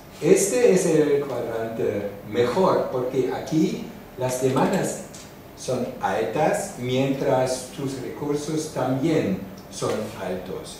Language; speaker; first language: Spanish; non-native, fluent; German